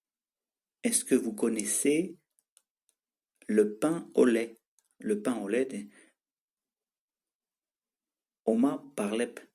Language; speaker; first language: French; non-native, fluent; Tibetan